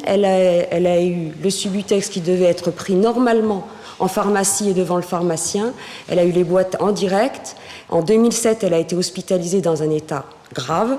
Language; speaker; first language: French; native; French